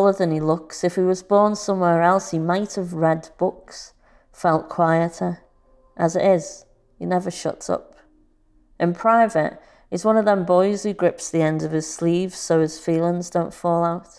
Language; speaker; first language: English; native; English